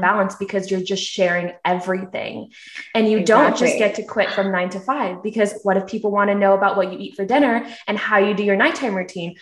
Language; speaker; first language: English; early bilingual, other home language; Korean